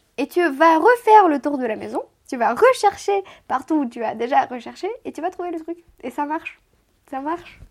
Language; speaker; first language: French; non-native, fluent; Romanian